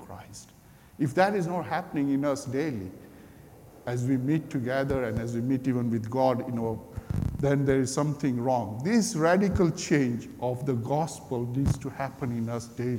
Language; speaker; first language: English; non-native, local second language; Gujarati